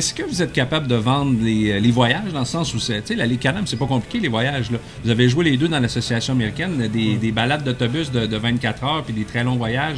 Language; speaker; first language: French; native; French